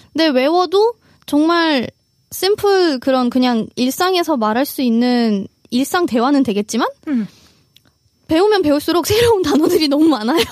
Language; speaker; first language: Korean; early bilingual, other home language; Russian